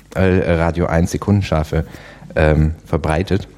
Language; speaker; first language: German; native; German